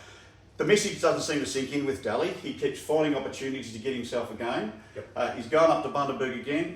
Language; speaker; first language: English; native; English